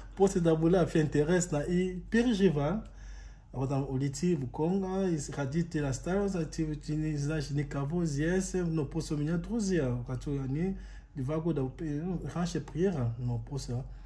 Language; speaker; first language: Russian; non-native, learner; Lingala